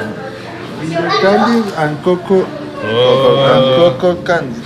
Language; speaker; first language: English; non-native, learner; Spanish